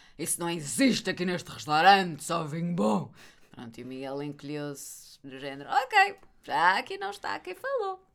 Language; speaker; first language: Portuguese; native; Portuguese